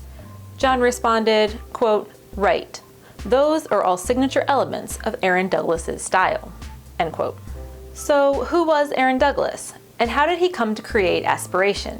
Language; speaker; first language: English; native; English